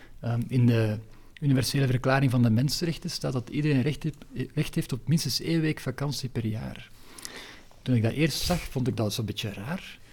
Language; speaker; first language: Dutch; native; Dutch